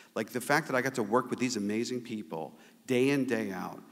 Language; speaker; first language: English; native; English